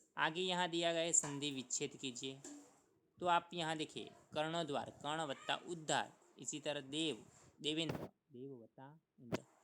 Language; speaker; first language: Hindi; non-native, local second language; Gujarati